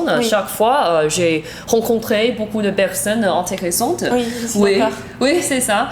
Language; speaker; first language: French; non-native, learner; Chinese